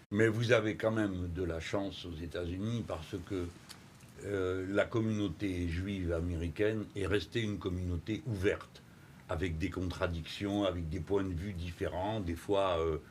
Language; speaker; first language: French; native; French